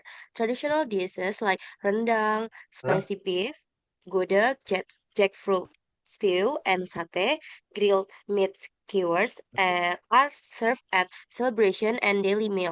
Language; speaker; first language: English; non-native, learner; Indonesian